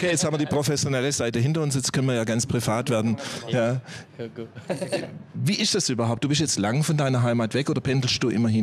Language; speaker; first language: German; native; German